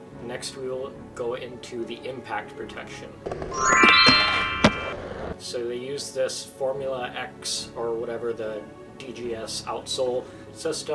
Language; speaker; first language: English; native; English